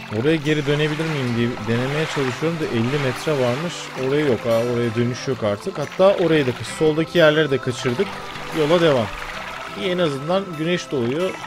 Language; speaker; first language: Turkish; native; Turkish